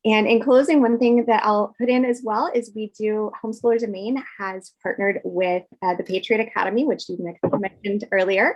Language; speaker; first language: English; native; English